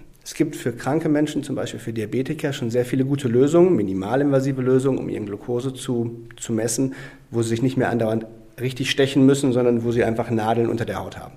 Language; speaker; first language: German; native; German